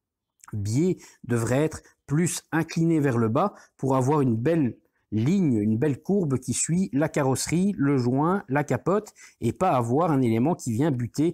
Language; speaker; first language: French; native; French